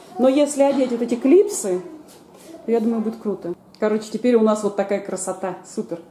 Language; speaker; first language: Russian; native; Russian